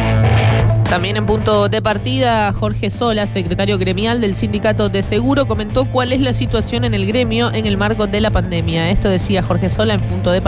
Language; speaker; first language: Spanish; native; Spanish